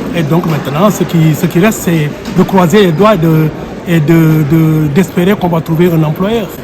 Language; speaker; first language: French; non-native, fluent; Italian